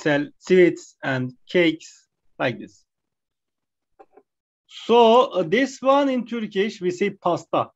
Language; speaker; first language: English; non-native, learner; Arabic